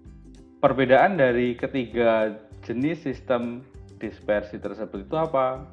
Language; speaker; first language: Indonesian; native; Indonesian